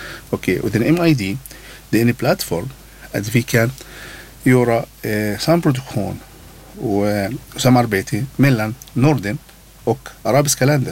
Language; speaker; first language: Swedish; non-native, learner; Arabic